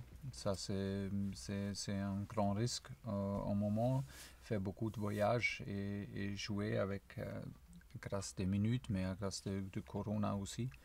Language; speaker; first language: French; non-native, fluent; German